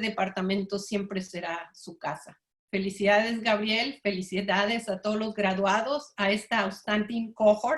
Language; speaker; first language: Spanish; native; Spanish